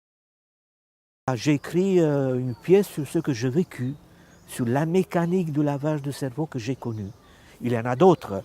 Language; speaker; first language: French; non-native, fluent; Romanian